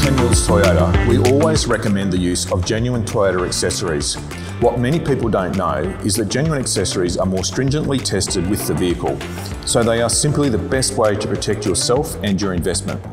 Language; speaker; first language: English; native; English